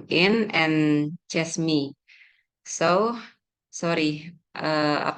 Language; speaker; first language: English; non-native, learner; Indonesian